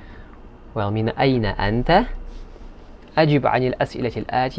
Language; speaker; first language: Arabic; non-native, fluent; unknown